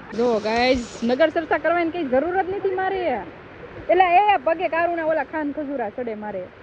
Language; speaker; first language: Gujarati; native; Gujarati